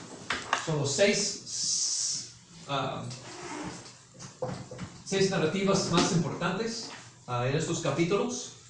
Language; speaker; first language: Spanish; non-native, fluent; English